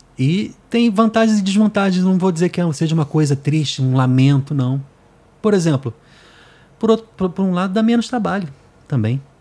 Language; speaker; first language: Portuguese; native; Portuguese